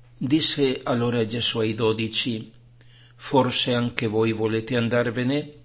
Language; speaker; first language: Italian; non-native, fluent; Spanish